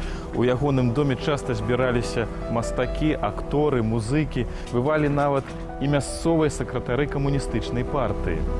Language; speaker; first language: Belarusian; native; Belarusian